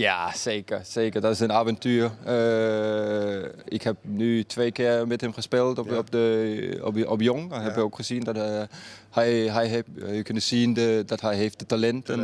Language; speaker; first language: Dutch; non-native, fluent; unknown